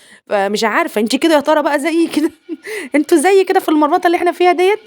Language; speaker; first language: Arabic; native; Arabic